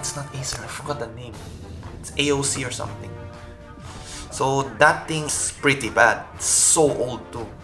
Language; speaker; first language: English; non-native, local second language; Filipino